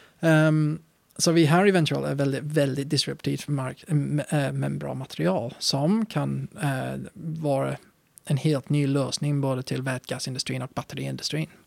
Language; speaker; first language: Swedish; non-native, fluent; English